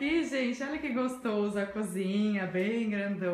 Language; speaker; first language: Portuguese; native; Portuguese